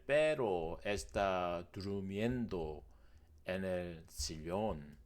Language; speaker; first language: Spanish; non-native, learner; Korean